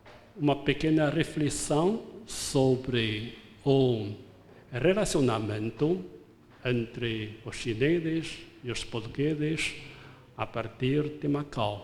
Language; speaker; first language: Portuguese; non-native, fluent; Chinese